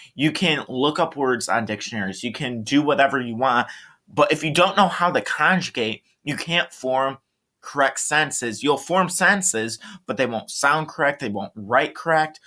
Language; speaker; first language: English; native; English